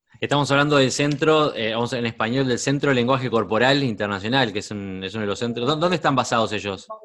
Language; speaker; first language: Spanish; native; Spanish